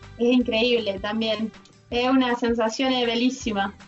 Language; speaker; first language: Italian; non-native, fluent; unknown